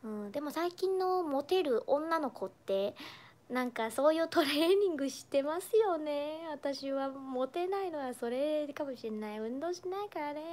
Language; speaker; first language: Japanese; non-native, fluent; Chinese